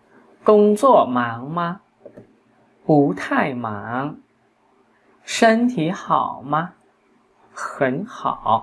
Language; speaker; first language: Chinese; non-native, fluent; Vietnamese